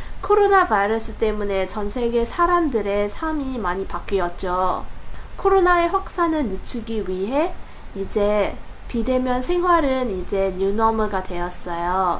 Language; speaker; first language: Korean; non-native, fluent; English